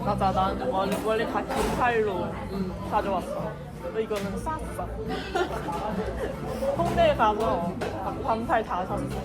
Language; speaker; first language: Korean; non-native, fluent; Cantonese